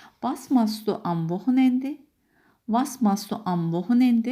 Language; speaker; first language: German; non-native, fluent; Turkish